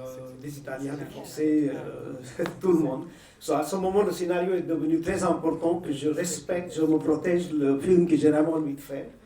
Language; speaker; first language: French; non-native, fluent; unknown